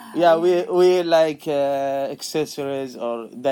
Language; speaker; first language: English; non-native, learner; Arabic